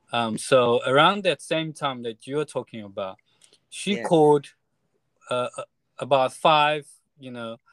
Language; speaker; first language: English; non-native, fluent; Chinese